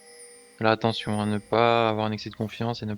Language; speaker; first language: French; native; French